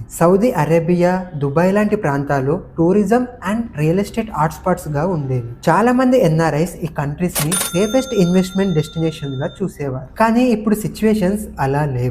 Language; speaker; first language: Telugu; native; Telugu